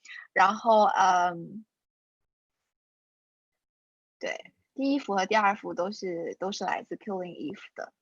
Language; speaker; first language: Chinese; native; Chinese